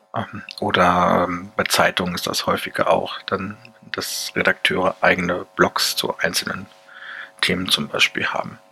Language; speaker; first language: German; native; German